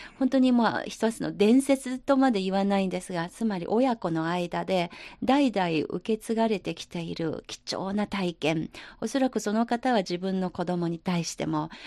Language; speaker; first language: Japanese; non-native, fluent; Chinese